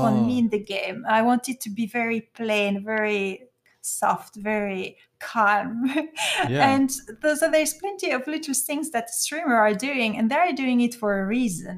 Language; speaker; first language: English; non-native, fluent; French